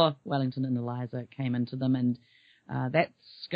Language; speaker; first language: English; native; English